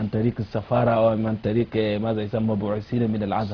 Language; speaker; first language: Arabic; non-native, fluent; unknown